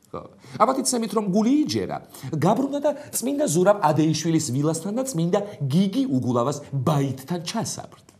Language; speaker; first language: Georgian; native; Georgian